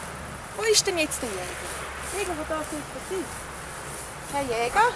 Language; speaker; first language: German; native; German